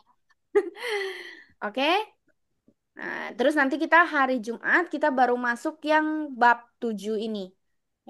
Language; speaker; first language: Indonesian; native; Indonesian